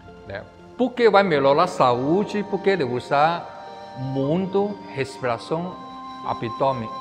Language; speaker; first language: Portuguese; non-native, learner; Chinese